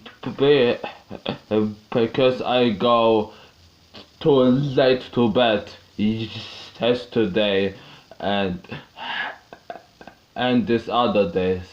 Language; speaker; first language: English; non-native, learner; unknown